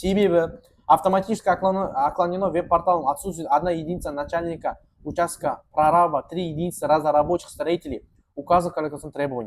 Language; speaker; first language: Russian; non-native, local second language; Kazakh